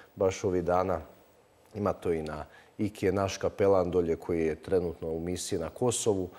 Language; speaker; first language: Croatian; native; Croatian